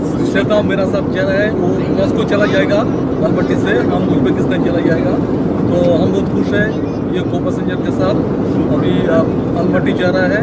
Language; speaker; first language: Hindi; non-native, local second language; Bangla